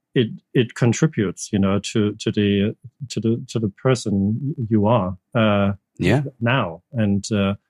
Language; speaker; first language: English; non-native, fluent; German